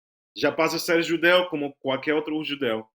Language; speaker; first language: Portuguese; non-native, fluent; Spanish